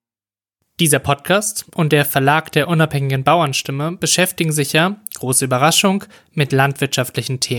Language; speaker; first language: German; native; German